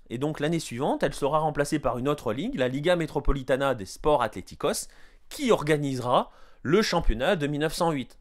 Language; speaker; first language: French; native; French